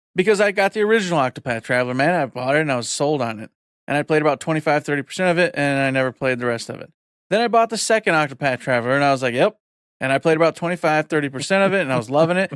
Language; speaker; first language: English; native; English